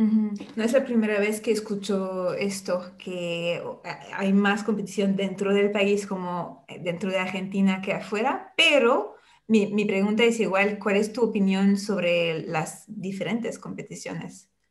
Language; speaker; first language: Spanish; non-native, fluent; French